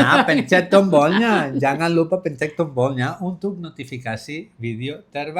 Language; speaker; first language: Indonesian; non-native, learner; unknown